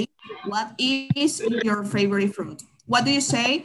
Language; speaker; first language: English; non-native, fluent; Spanish